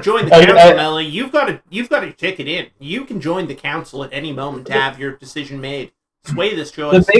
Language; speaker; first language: English; native; English